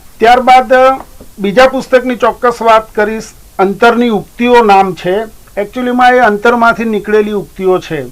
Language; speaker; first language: Gujarati; native; Gujarati